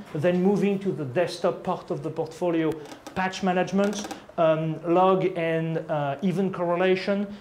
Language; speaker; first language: English; non-native, fluent; French